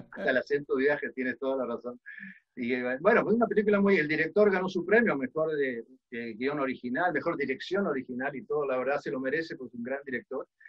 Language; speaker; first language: Spanish; early bilingual, other home language; Dutch